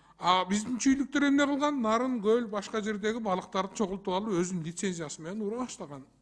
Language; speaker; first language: Kyrgyz; native; Kyrgyz